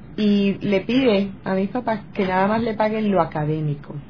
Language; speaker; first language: Spanish; native; Spanish